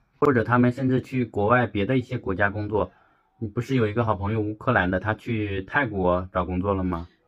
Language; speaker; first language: Chinese; native; Chinese